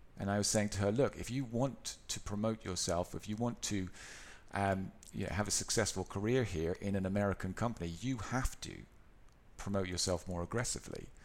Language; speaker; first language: English; native; English